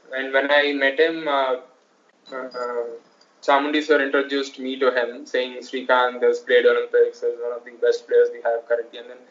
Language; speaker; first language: English; non-native, local second language; Telugu